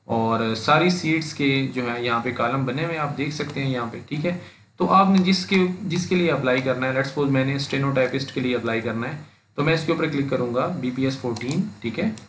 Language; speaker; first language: Urdu; native; Urdu